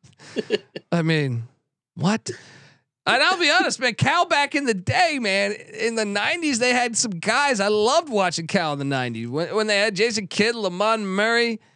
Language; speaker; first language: English; native; English